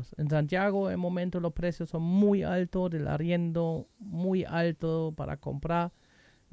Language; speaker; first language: Spanish; non-native, learner; German